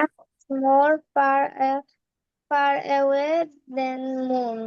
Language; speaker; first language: English; non-native, learner; Bangla